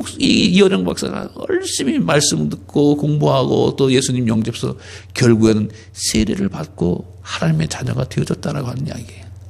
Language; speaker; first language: Korean; native; Korean